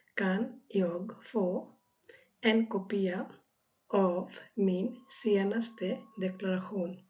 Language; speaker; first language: Swedish; non-native, learner; Bangla